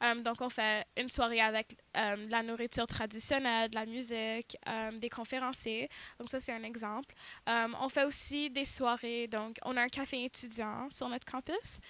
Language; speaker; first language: French; native; French